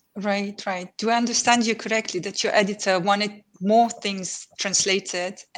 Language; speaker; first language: English; non-native, fluent; Slovenian